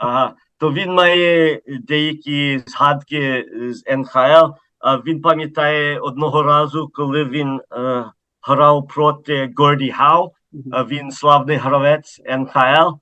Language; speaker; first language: Ukrainian; early bilingual, heritage; Ukrainian